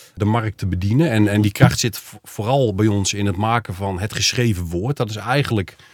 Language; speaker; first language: Dutch; native; Dutch